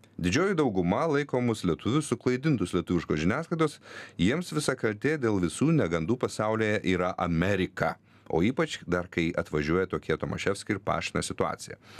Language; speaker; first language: Lithuanian; native; Lithuanian